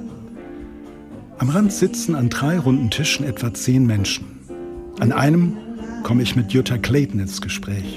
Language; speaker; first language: German; native; German